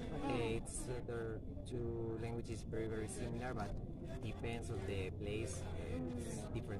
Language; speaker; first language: English; non-native, learner; Spanish